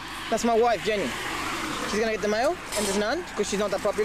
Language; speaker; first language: English; early bilingual, other home language; Spanish